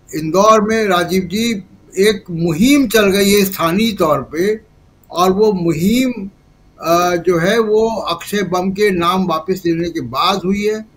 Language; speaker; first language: Hindi; native; Hindi